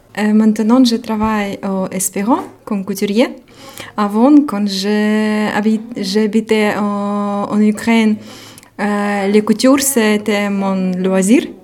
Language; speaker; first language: French; non-native, learner; Ukrainian